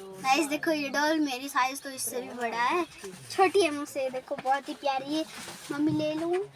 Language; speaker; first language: Hindi; native; Hindi